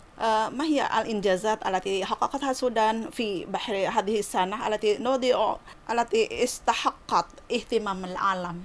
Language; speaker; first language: Arabic; non-native, fluent; Indonesian